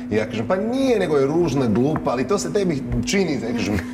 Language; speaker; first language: Croatian; early bilingual, heritage; Croatian